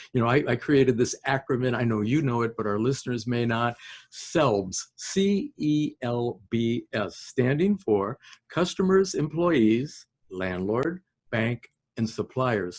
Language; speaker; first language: English; native; English